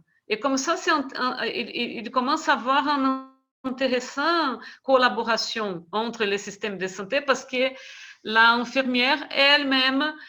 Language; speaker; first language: French; non-native, fluent; Portuguese